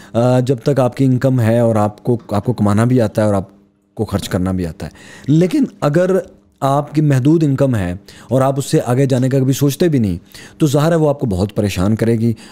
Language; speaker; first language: Urdu; non-native, local second language; Punjabi